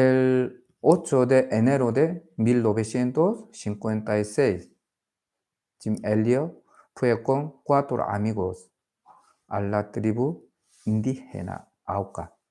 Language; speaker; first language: Spanish; non-native, learner; Korean